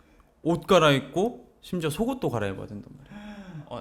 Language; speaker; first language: Korean; native; Korean